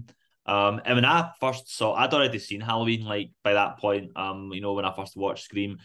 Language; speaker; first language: English; native; English